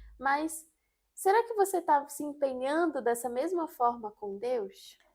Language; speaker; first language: Portuguese; native; Portuguese